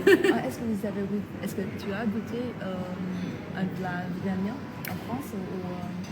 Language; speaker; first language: French; non-native, fluent; Vietnamese